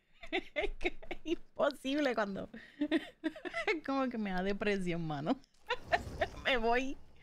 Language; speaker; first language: Spanish; native; Spanish